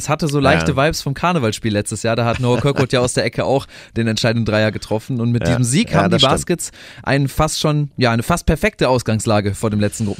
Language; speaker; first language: German; native; German